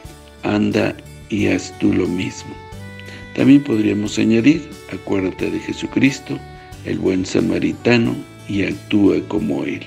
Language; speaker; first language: Spanish; native; Spanish